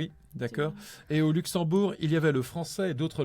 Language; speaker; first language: French; native; French